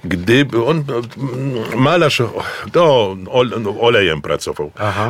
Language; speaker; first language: Polish; native; Polish